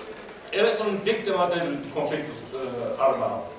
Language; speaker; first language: Spanish; non-native, fluent; English